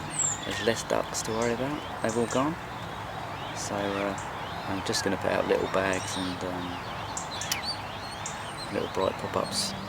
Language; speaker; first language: English; native; English